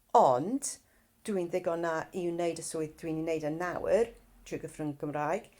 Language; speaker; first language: Welsh; non-native, fluent; English